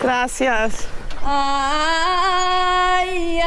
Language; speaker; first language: Spanish; non-native, fluent; German